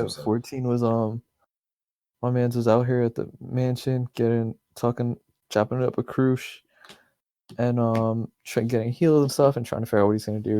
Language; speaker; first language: English; native; English